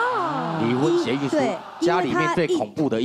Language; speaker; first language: Chinese; native; Chinese